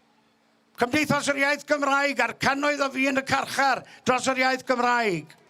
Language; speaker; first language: Welsh; native; Welsh